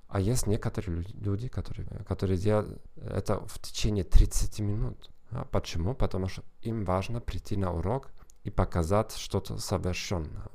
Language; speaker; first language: Russian; non-native, fluent; German